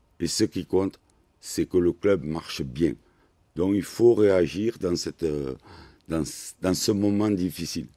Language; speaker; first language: French; native; French